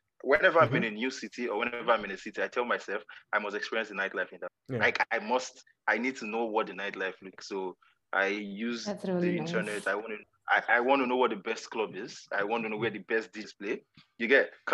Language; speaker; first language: English; non-native, local second language; Yoruba